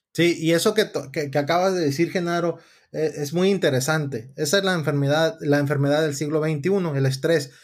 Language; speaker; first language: Spanish; early bilingual, heritage; Spanish